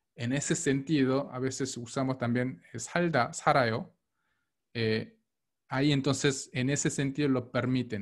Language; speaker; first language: Spanish; non-native, fluent; Korean